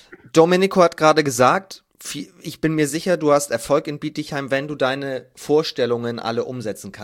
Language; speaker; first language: German; native; German